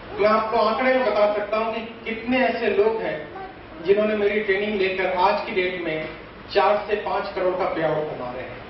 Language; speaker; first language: Hindi; native; Hindi